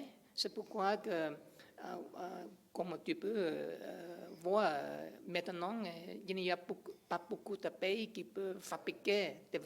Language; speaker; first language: French; non-native, learner; English